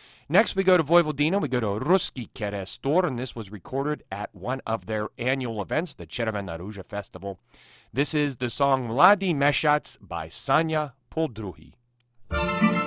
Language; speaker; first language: English; native; English